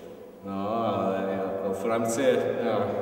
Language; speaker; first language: Czech; non-native, fluent; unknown